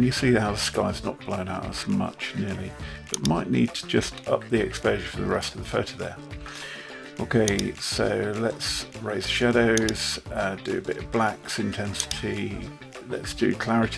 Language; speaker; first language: English; native; English